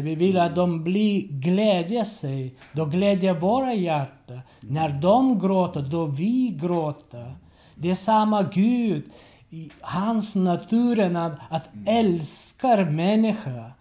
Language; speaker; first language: Swedish; non-native, learner; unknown